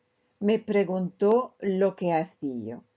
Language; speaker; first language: Spanish; non-native, fluent; French